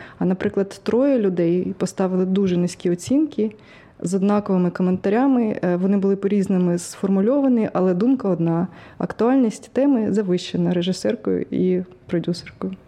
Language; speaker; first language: Ukrainian; native; Ukrainian